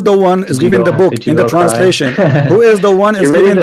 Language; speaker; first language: English; non-native, local second language; Arabic